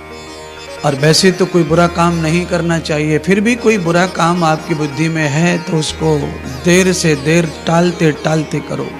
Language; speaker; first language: Hindi; native; Hindi